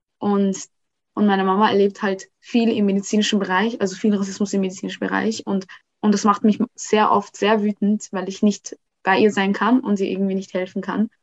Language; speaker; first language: German; early bilingual, other home language; Somali